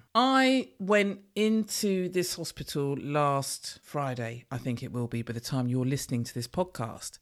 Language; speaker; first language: English; native; English